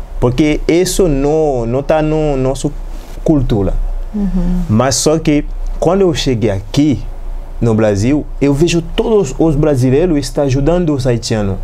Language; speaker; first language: Portuguese; non-native, learner; Haitian Creole